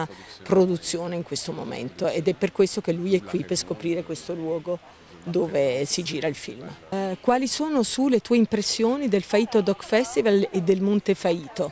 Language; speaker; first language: Italian; non-native, fluent; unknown